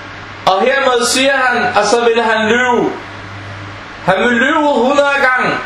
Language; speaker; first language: Danish; non-native, fluent; Arabic